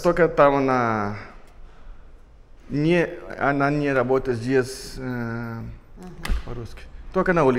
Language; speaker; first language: Russian; non-native, learner; Portuguese